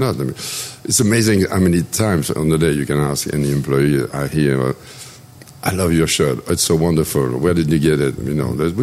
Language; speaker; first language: English; non-native, fluent; French